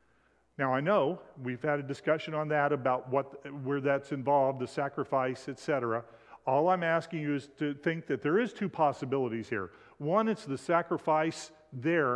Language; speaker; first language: English; native; English